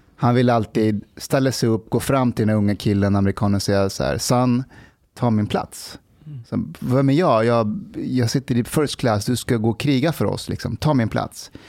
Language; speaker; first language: Swedish; early bilingual, other home language; Persian